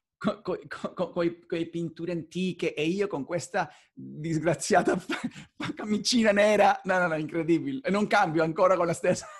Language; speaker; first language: Italian; non-native, fluent; Spanish